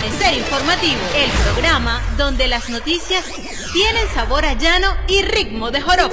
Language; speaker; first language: Spanish; native; Spanish